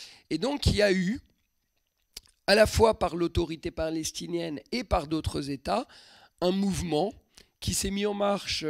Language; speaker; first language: French; native; French